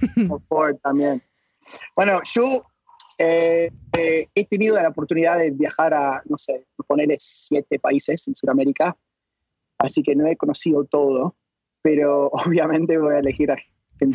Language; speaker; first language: Spanish; non-native, learner; English